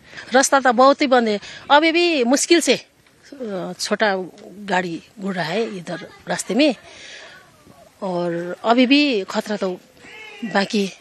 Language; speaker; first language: Hindi; non-native, local second language; Nepali